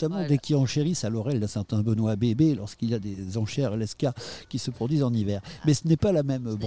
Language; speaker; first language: French; native; French